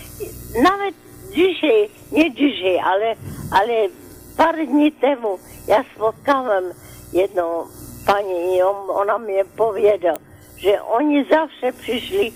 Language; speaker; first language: Polish; non-native, learner; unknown